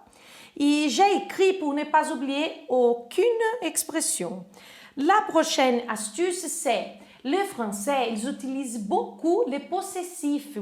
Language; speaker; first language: French; non-native, fluent; Portuguese